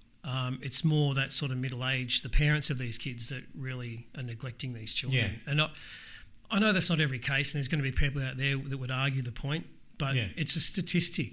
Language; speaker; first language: English; native; English